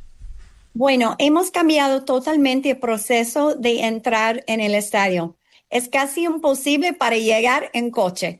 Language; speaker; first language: Spanish; non-native, fluent; English